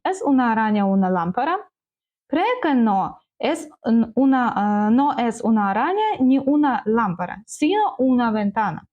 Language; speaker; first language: Spanish; non-native, learner; Ukrainian